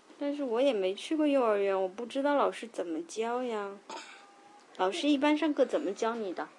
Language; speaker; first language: Chinese; native; Chinese